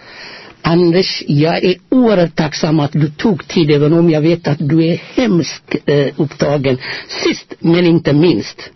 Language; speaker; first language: Swedish; non-native, fluent; Amharic